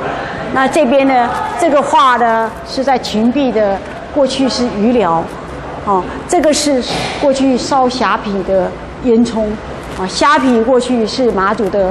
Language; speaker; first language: Chinese; native; Chinese